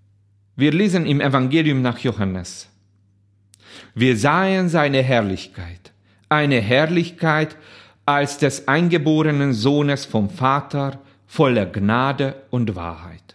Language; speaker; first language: German; non-native, fluent; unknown